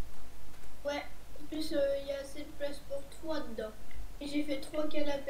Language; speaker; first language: French; native; French